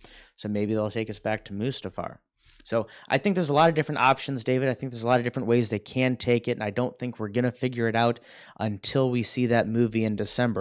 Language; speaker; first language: English; native; English